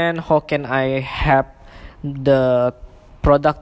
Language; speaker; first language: English; non-native, learner; Indonesian